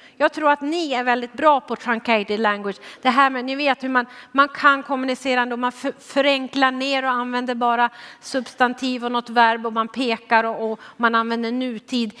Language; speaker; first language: Swedish; native; Swedish